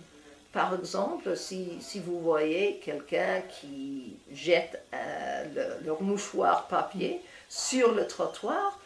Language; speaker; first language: French; non-native, fluent; English